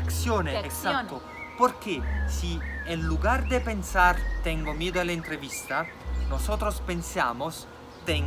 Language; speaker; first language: Spanish; non-native, fluent; Italian